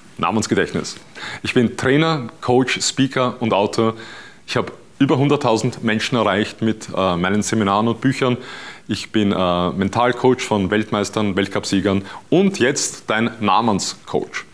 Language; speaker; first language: German; native; German